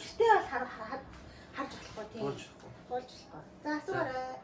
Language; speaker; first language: Mongolian; native; Mongolian